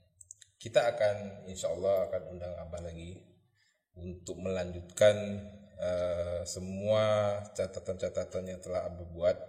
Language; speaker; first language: Indonesian; native; Indonesian